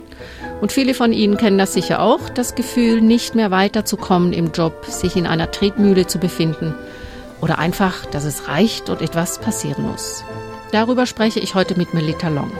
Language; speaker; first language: German; native; German